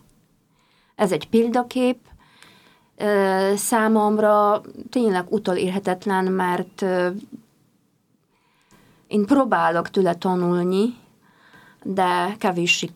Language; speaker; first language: Hungarian; non-native, fluent; Polish